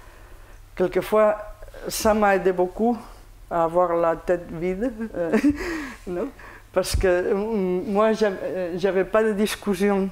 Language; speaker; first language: French; non-native, fluent; Spanish